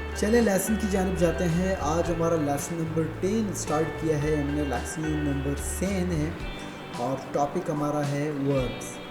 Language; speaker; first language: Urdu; native; Urdu